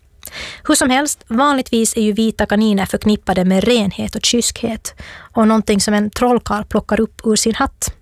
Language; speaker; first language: Swedish; native; Swedish